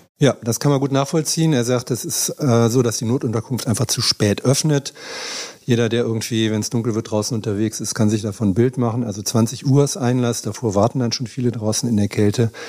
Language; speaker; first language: German; native; German